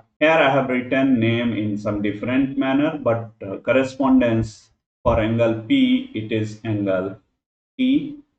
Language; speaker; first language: English; non-native, local second language; Hindi